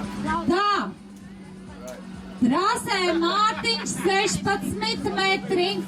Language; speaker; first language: Latvian; native; Latvian